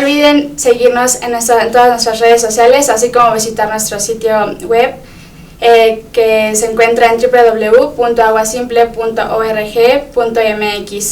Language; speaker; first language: Spanish; native; Spanish